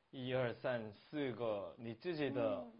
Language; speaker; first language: Chinese; non-native, learner; Korean